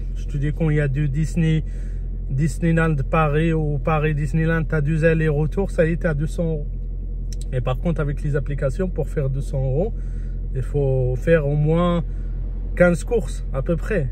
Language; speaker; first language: French; early bilingual, other home language; Spanish